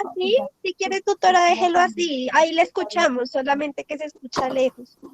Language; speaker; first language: Spanish; native; Spanish